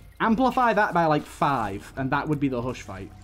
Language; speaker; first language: English; native; English